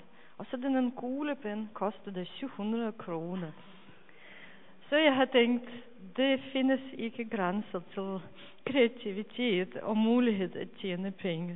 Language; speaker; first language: Danish; non-native, fluent; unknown